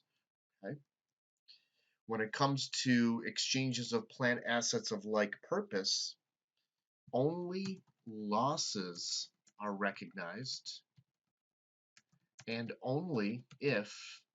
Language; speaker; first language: English; native; English